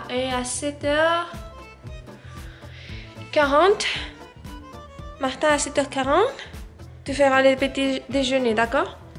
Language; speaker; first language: French; non-native, learner; Spanish